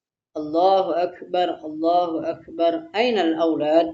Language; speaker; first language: Arabic; non-native, fluent; Indonesian